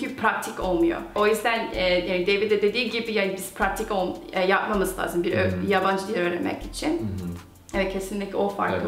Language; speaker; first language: Turkish; non-native, fluent; Korean